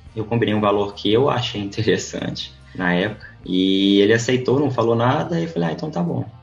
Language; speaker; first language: Portuguese; native; Portuguese